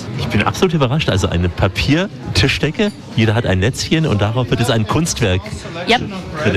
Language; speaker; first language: German; native; German